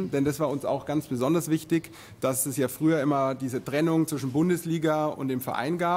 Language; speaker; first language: German; native; German